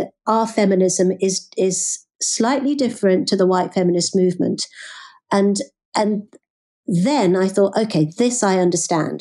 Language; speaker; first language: English; native; English